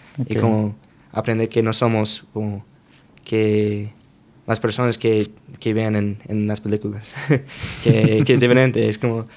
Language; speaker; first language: Spanish; non-native, fluent; English